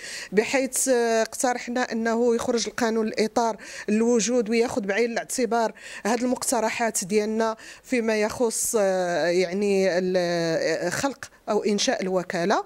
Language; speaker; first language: Arabic; native; Arabic